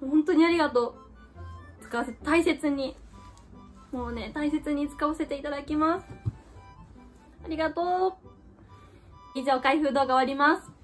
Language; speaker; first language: Japanese; native; Japanese